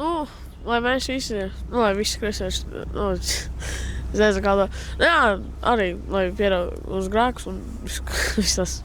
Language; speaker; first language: Latvian; non-native, local second language; Russian